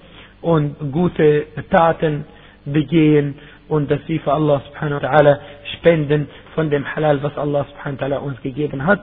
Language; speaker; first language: German; non-native, fluent; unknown